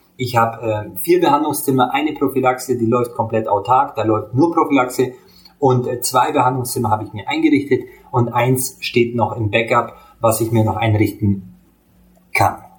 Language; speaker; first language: German; early bilingual, other home language; Hungarian